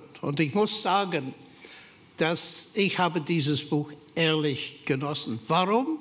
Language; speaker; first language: German; non-native, fluent; English